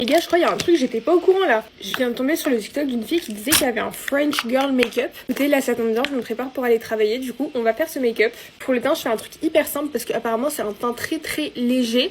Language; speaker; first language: French; native; French